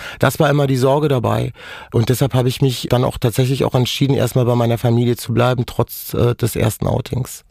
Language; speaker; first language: German; non-native, local second language; Romany